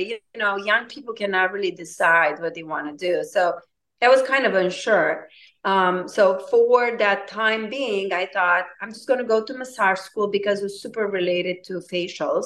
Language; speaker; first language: English; non-native, fluent; Romanian